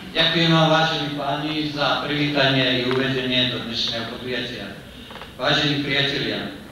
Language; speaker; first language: Slovak; native; Slovak